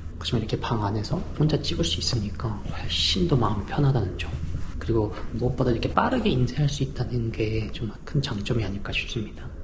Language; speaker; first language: Korean; early bilingual, heritage; Korean